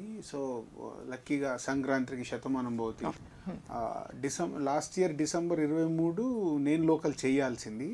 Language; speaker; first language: Telugu; native; Telugu